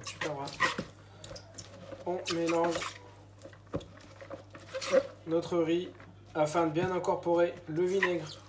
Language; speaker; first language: French; native; French